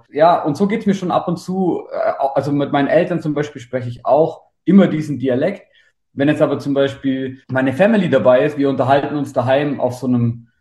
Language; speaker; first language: German; native; German